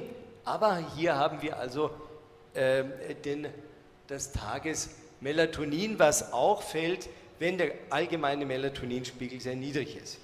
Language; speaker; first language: German; native; German